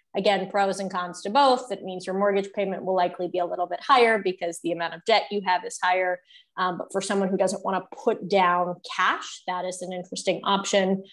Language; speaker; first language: English; native; English